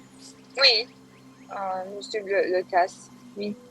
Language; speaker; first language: French; non-native, learner; Spanish